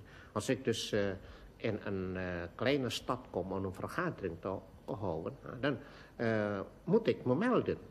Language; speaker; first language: Dutch; non-native, local second language; Indonesian